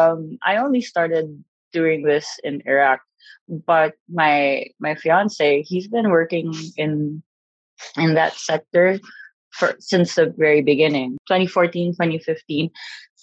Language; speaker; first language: English; non-native, local second language; Filipino